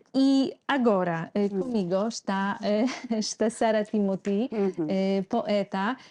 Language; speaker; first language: Portuguese; non-native, fluent; Polish